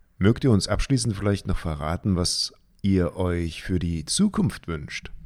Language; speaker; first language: German; native; German